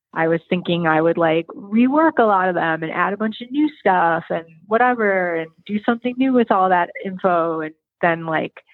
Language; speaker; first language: English; native; English